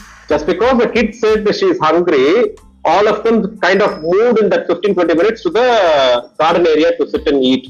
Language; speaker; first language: English; non-native, local second language; Tamil